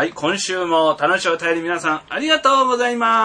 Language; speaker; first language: Japanese; native; Japanese